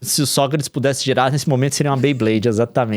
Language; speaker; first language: Portuguese; native; Portuguese